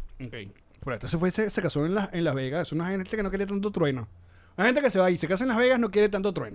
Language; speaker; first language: Spanish; native; Spanish